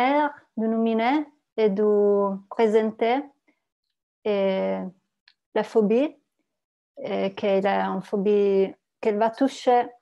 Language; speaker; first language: French; non-native, learner; Italian